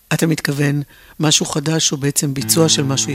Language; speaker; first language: Hebrew; native; Hebrew